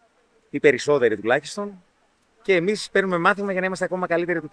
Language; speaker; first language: Greek; native; Greek